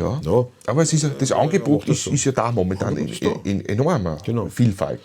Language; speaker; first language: German; native; German